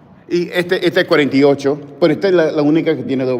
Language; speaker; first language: Spanish; early bilingual, heritage; English